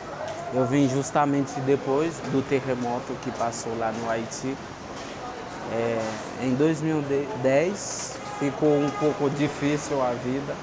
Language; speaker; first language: Portuguese; non-native, fluent; Haitian Creole